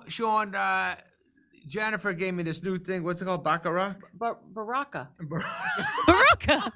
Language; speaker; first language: English; native; English